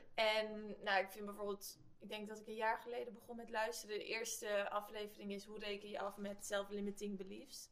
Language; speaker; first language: Dutch; native; Dutch